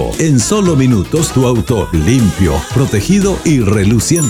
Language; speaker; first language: Spanish; native; Spanish